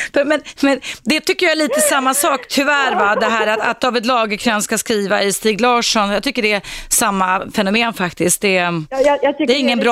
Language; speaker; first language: Swedish; native; Swedish